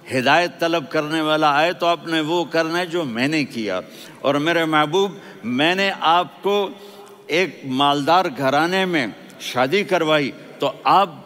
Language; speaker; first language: Urdu; non-native, local second language; Punjabi